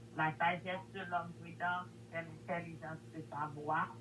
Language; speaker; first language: French; non-native, learner; Haitian Creole